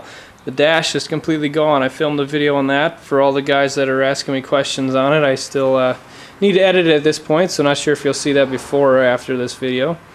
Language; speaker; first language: English; native; English